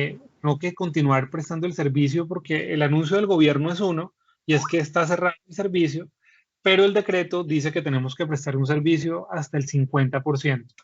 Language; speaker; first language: Spanish; native; Spanish